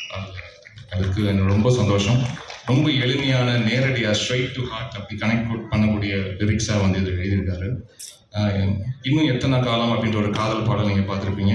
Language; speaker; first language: Tamil; native; Tamil